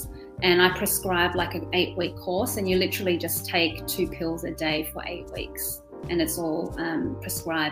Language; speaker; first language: English; non-native, local second language; German